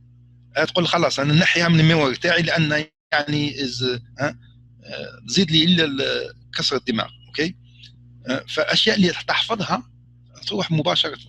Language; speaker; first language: Arabic; native; Arabic